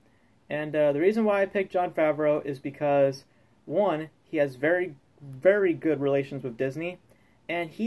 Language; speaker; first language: English; native; English